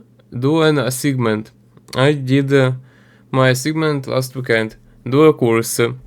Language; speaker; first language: English; non-native, learner; Ukrainian